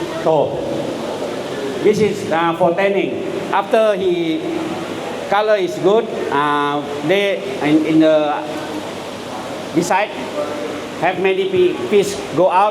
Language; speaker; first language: English; non-native, learner; Indonesian